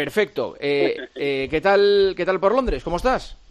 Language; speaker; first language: Spanish; native; Spanish